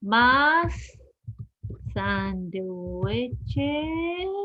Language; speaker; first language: Spanish; non-native, learner; Japanese